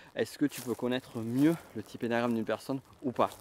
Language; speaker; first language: French; native; French